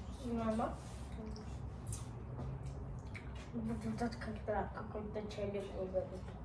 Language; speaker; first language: Russian; non-native, local second language; Kazakh